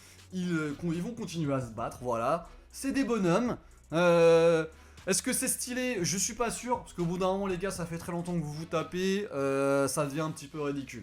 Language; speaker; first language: French; native; French